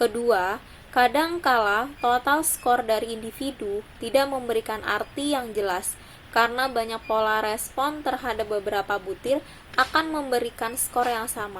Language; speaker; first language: Indonesian; native; Indonesian